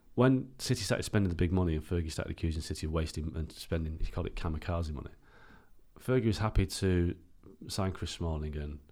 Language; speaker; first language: English; native; English